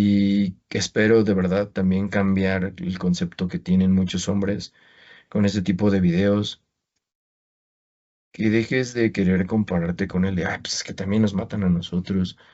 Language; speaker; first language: Spanish; native; Spanish